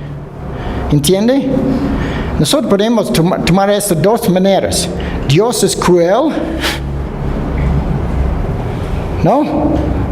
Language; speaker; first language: Spanish; non-native, fluent; Dutch